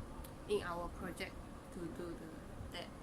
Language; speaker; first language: English; non-native, local second language; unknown